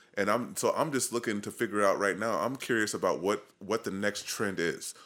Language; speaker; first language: English; native; English